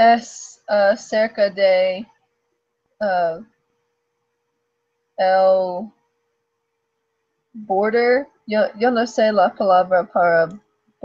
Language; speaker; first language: Spanish; non-native, learner; English